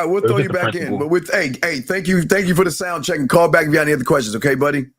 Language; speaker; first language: English; native; English